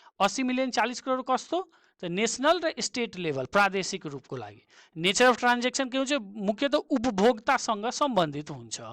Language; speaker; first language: Nepali; native; Nepali